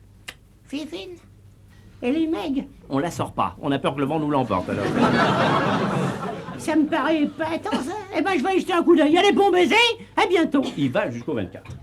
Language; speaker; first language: French; native; French